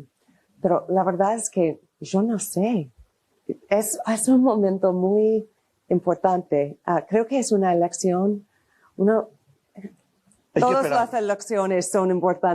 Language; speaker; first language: Spanish; non-native, fluent; English